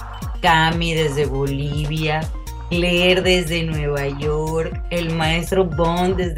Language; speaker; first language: Spanish; native; Spanish